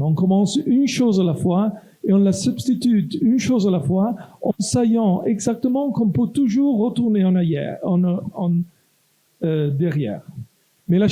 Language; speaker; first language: French; non-native, local second language; Italian